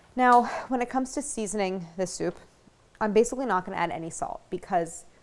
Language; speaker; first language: English; native; English